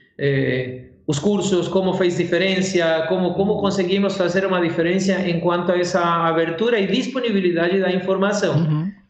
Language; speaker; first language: Portuguese; non-native, fluent; Spanish